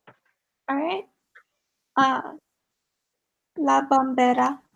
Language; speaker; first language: Spanish; non-native, learner; English